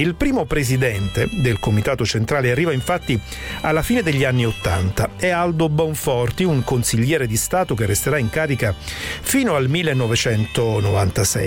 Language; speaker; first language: Italian; native; Italian